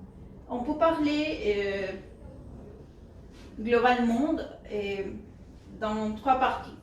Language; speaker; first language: French; non-native, learner; Spanish